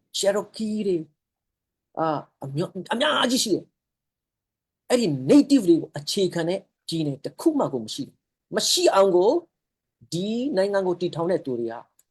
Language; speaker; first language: Burmese; non-native, local second language; Hakha Chin